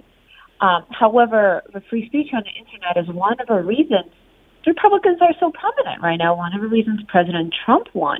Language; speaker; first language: English; non-native, fluent; Russian